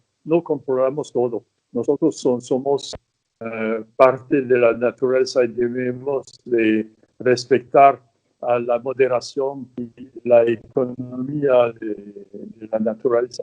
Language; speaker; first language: Spanish; non-native, fluent; French